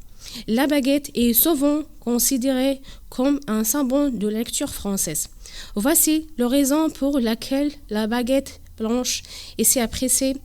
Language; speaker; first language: French; non-native, learner; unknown